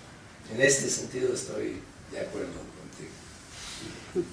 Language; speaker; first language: Spanish; non-native, fluent; English